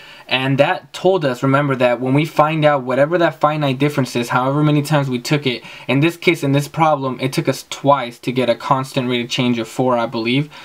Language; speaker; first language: English; native; English